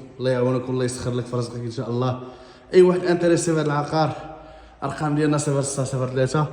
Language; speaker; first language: Arabic; native; Arabic